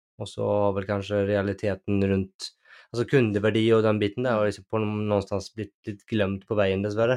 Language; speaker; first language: Norwegian; native; Norwegian